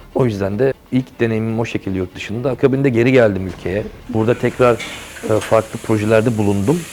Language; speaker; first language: Turkish; native; Turkish